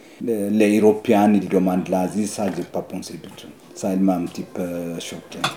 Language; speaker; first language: French; non-native, learner; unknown